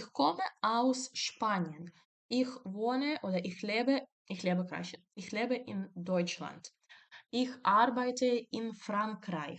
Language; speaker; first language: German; non-native, fluent; Ukrainian